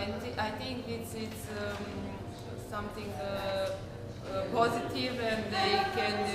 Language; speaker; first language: English; non-native, learner; Serbian